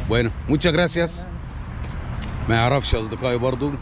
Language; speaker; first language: Spanish; non-native, learner; Arabic